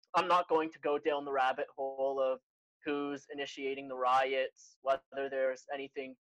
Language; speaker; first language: English; native; English